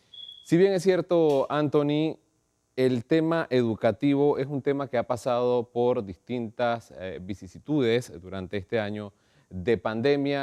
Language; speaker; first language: Spanish; native; Spanish